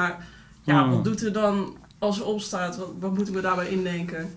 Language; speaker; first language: Dutch; native; Dutch